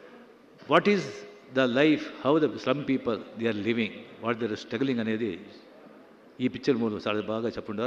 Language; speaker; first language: Telugu; non-native, fluent; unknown